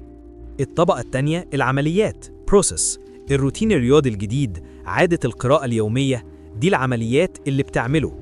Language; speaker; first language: Arabic; native; Arabic